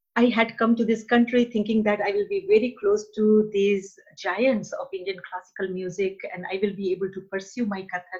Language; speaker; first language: English; non-native, local second language; Hindi